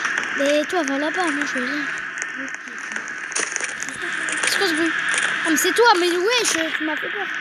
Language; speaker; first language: French; native; French